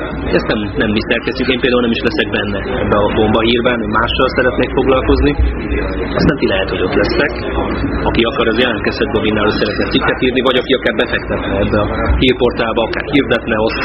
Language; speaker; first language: Hungarian; native; Hungarian